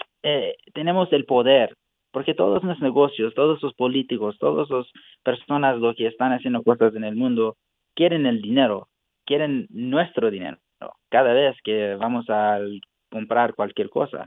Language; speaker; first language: Spanish; non-native, fluent; English